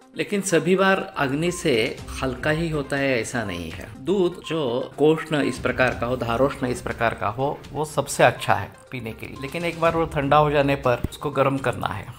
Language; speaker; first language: Hindi; non-native, local second language; Marathi